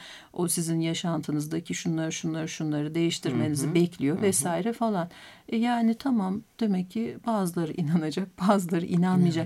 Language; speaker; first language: Turkish; native; Turkish